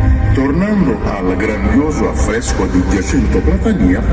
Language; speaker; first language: Italian; native; Italian